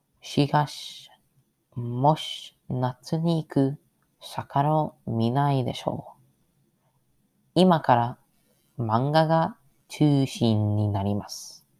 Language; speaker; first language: Japanese; non-native, learner; English